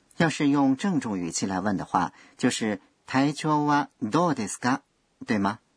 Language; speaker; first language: Chinese; non-native, fluent; Japanese